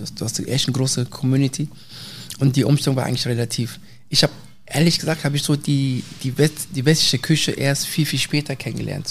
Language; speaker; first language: German; early bilingual, other home language; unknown